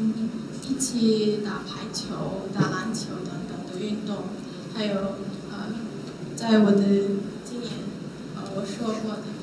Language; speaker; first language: Chinese; non-native, learner; Korean